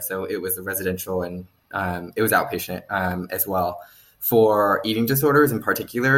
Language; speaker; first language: English; native; English